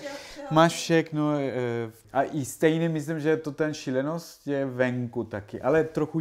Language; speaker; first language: Czech; non-native, learner; Spanish